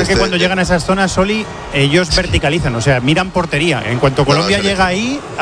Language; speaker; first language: Spanish; native; Spanish